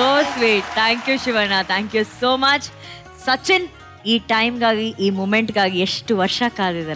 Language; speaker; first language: Kannada; native; Kannada